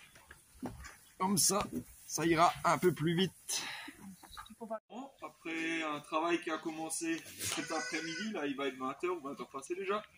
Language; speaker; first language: French; native; French